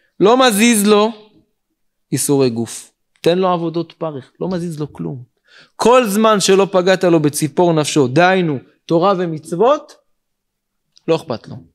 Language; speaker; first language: Hebrew; native; Hebrew